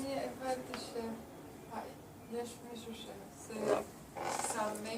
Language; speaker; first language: Hebrew; early bilingual, heritage; Hebrew